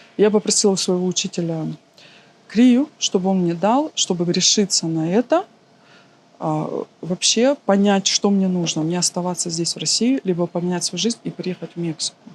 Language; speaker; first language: Russian; native; Russian